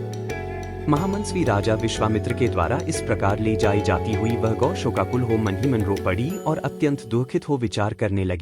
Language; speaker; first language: Hindi; native; Hindi